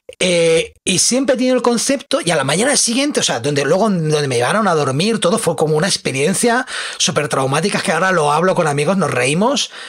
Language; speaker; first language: Spanish; native; Spanish